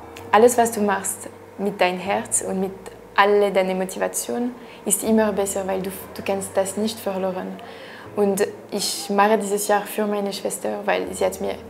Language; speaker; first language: German; non-native, local second language; French